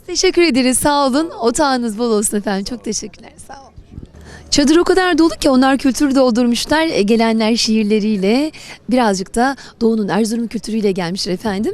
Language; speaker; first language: Turkish; native; Turkish